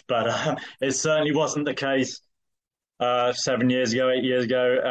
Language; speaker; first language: English; native; English